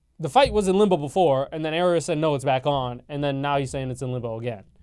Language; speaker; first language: English; native; English